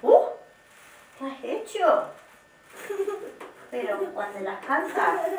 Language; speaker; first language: Spanish; native; Spanish